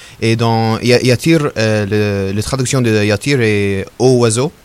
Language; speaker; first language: French; non-native, learner; Arabic